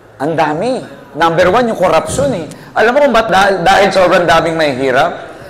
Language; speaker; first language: Filipino; native; Filipino